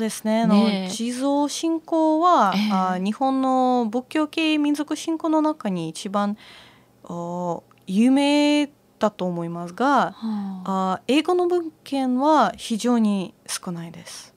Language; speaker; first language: Japanese; non-native, fluent; Latvian